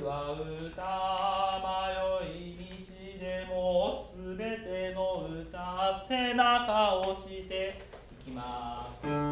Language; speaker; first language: Japanese; native; Japanese